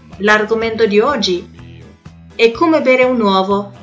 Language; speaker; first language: Italian; non-native, fluent; Chinese